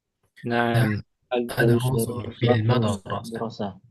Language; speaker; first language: Arabic; non-native, learner; Indonesian